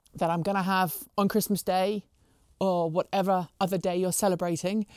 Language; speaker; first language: English; native; English